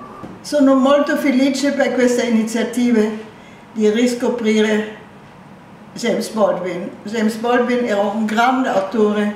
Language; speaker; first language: Italian; non-native, fluent; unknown